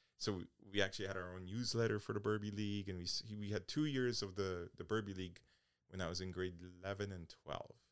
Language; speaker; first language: English; early bilingual, other home language; Polish